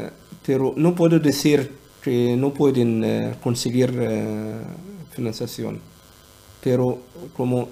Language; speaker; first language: Spanish; non-native, learner; Arabic